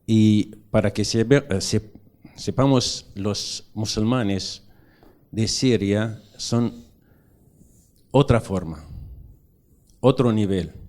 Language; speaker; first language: Spanish; non-native, learner; Arabic